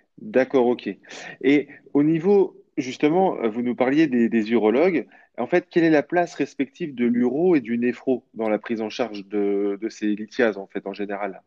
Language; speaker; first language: French; native; French